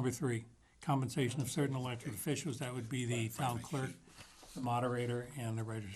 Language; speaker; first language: English; native; English